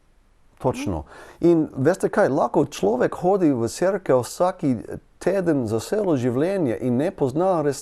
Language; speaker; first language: Slovenian; non-native, learner; English